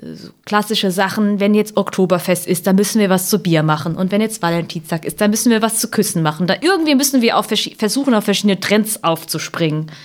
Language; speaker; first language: German; native; German